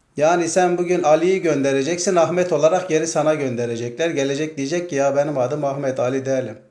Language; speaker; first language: Turkish; non-native, local second language; Zaza